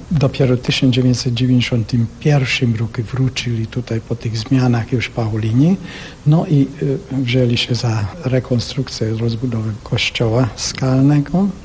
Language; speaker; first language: Polish; non-native, fluent; Hungarian